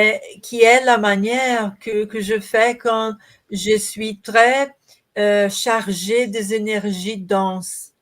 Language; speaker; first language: French; non-native, learner; Portuguese